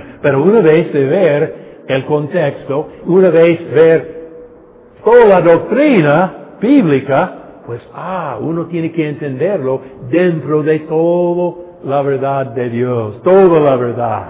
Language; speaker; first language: Spanish; non-native, fluent; English